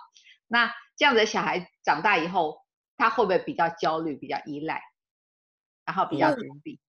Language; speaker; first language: Chinese; native; Chinese